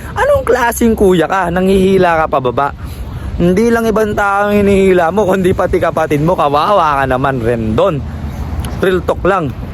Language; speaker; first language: Filipino; non-native, local second language; Pampanga